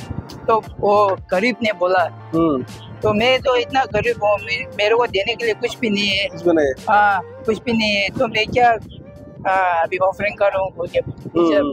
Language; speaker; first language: Hindi; non-native, local second language; Tibetan